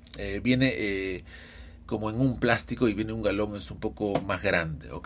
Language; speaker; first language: Spanish; early bilingual, heritage; Spanish